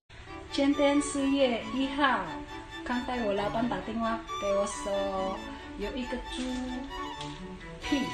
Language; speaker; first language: Chinese; non-native, learner; Filipino